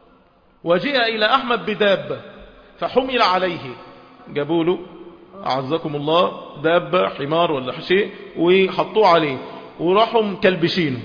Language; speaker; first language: Arabic; native; Arabic